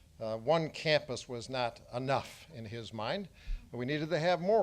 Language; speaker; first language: English; native; English